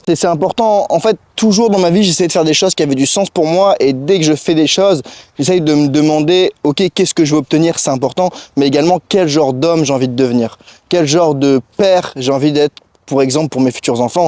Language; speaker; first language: French; native; French